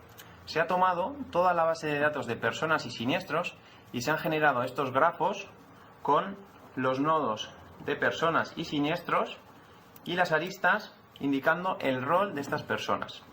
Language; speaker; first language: Spanish; native; Spanish